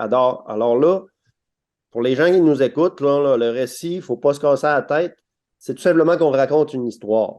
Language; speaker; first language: French; native; French